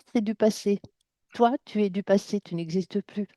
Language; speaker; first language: French; native; French